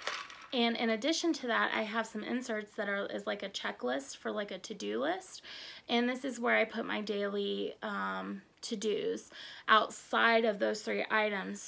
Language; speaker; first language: English; native; English